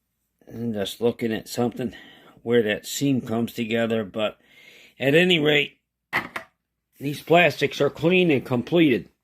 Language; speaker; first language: English; native; English